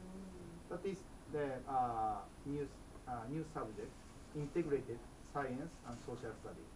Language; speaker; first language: English; non-native, fluent; Japanese